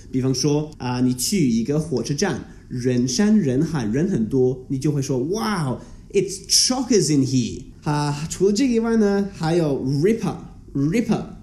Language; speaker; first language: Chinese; early bilingual, heritage; Chinese